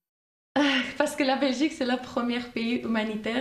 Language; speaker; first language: French; non-native, fluent; Armenian